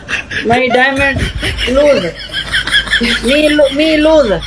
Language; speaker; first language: English; non-native, learner; Urdu